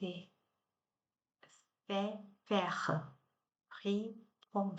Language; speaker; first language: French; non-native, learner; Chinese